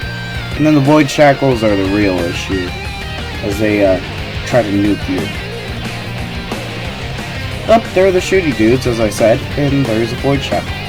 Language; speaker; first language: English; native; English